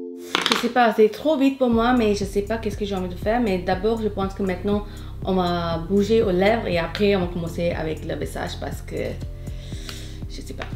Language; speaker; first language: French; non-native, fluent; Hindi